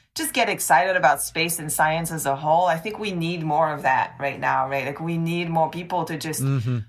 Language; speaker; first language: English; non-native, fluent; French